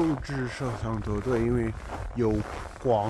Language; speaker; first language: Chinese; non-native, learner; English